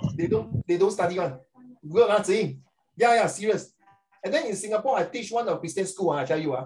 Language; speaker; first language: English; non-native, local second language; Chinese